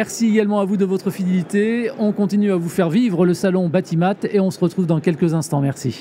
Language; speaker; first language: French; native; French